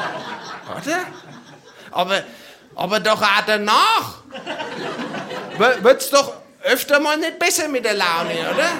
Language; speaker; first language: German; native; German